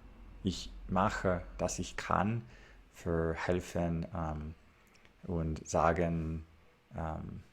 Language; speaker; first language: German; non-native, learner; English